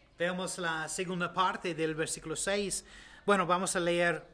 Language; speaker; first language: Spanish; non-native, learner; English